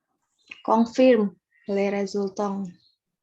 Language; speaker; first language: French; non-native, learner; Indonesian